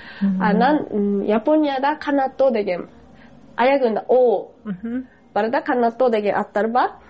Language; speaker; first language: Kyrgyz; non-native, fluent; Japanese